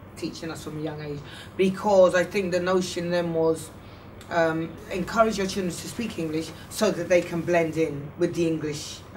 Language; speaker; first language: English; native; English